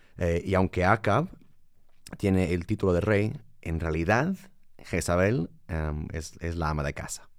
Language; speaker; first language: Spanish; non-native, fluent; English